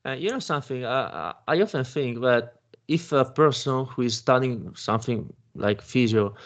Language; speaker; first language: English; non-native, fluent; Italian